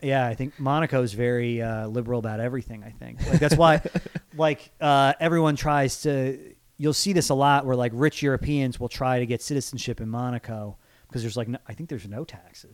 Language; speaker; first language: English; native; English